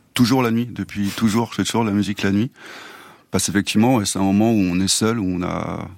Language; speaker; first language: French; native; French